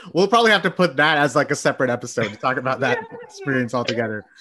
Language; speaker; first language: English; early bilingual, other home language; Bangla